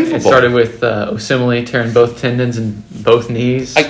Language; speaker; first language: English; native; English